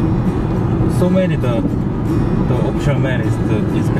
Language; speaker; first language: English; non-native, learner; Korean